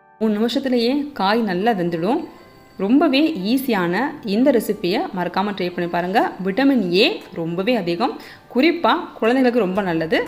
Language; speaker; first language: Tamil; native; Tamil